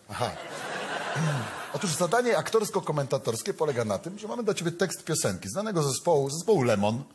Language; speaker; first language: Polish; native; Polish